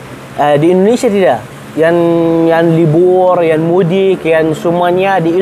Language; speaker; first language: Indonesian; non-native, learner; Arabic